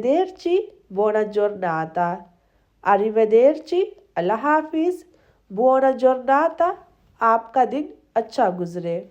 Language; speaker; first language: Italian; non-native, fluent; Urdu